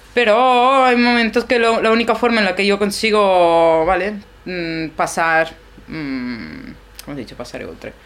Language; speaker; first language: Spanish; non-native, fluent; Italian